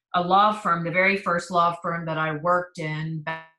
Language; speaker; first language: English; native; English